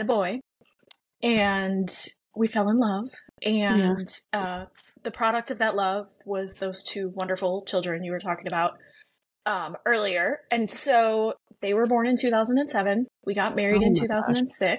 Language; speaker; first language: English; native; English